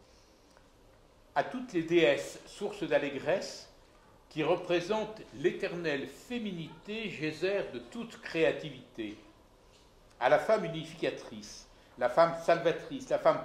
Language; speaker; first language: French; native; French